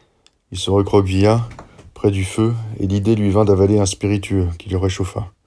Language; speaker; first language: French; native; French